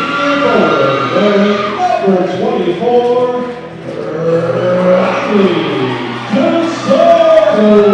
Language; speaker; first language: English; native; English